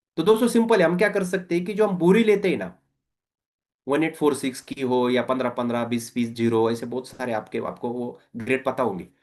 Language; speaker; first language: Hindi; non-native, local second language; Marathi